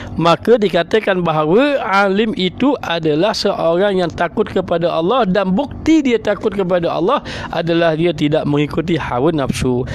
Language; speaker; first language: Malay; native; Malay